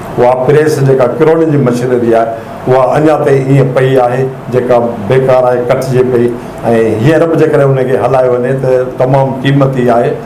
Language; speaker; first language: Sindhi; native; Sindhi